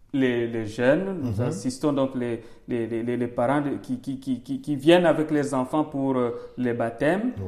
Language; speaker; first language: French; non-native, local second language; Swahili